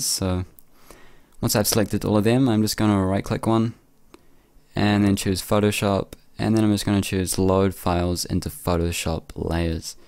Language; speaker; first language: English; native; English